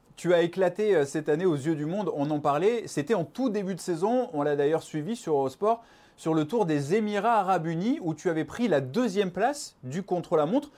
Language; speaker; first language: French; native; French